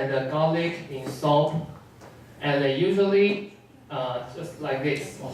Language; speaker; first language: English; non-native, learner; Chinese